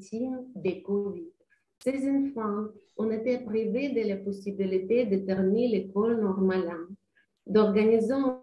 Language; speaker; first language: French; non-native, learner; Ukrainian